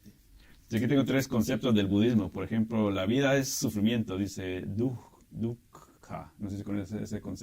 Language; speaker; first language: Spanish; native; Spanish